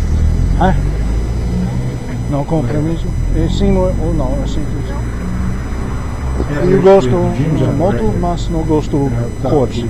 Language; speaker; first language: Portuguese; non-native, learner; English